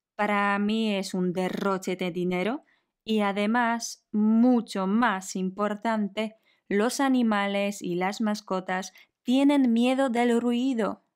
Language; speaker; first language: Spanish; non-native, fluent; Polish